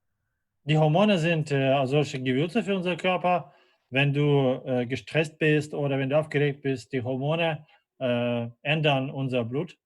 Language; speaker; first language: German; non-native, fluent; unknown